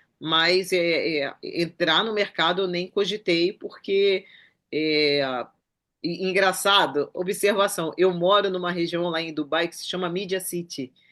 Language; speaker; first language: Portuguese; native; Portuguese